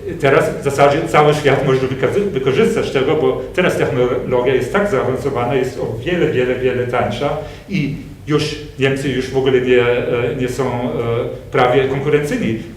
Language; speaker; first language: Polish; non-native, fluent; German